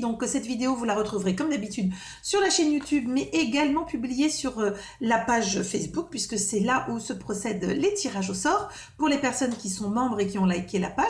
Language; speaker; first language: French; native; French